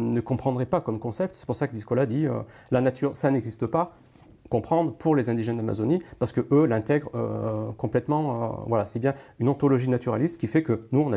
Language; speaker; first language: French; native; French